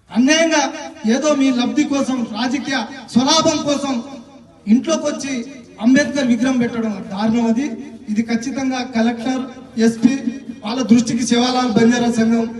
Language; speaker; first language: Telugu; non-native, local second language; Lambadi